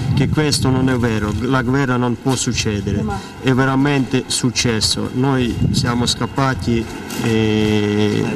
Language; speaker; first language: Italian; non-native, learner; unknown